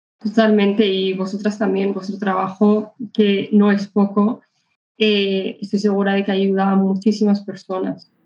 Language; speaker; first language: Spanish; early bilingual, other home language; Arabic